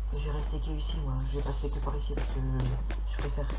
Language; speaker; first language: French; native; French